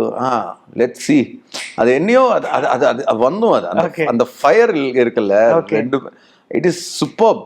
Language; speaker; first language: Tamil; non-native, learner; Telugu